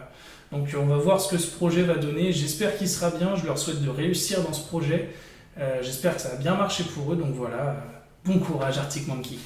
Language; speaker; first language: French; native; French